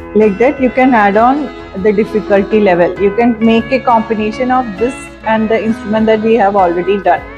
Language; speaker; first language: English; non-native, local second language; Malayalam